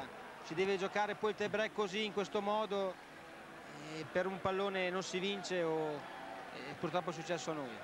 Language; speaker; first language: Italian; native; Italian